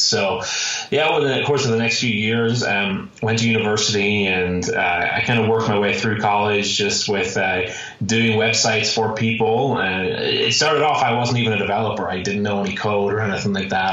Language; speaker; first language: English; native; English